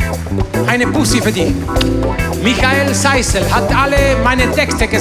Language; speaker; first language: German; non-native, learner; Spanish